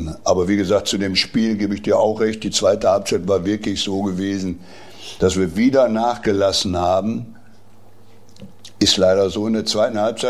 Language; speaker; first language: German; native; German